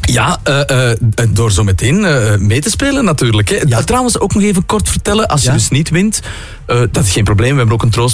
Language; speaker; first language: Dutch; native; Dutch